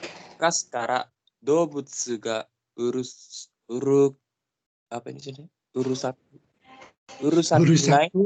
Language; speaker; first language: Japanese; non-native, learner; Indonesian